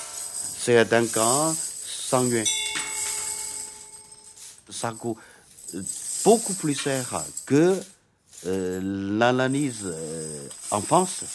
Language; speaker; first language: French; non-native, fluent; Chinese